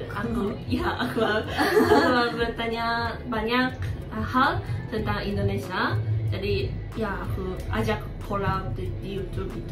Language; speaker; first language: Indonesian; non-native, fluent; Japanese